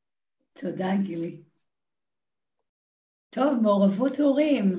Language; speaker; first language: Hebrew; native; Hebrew